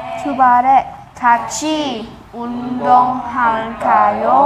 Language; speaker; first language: Korean; non-native, learner; Vietnamese